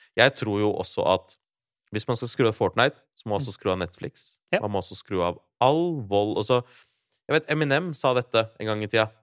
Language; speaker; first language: Norwegian; early bilingual, other home language; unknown